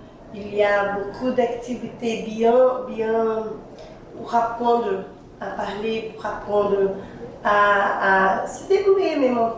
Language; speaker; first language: French; non-native, fluent; Portuguese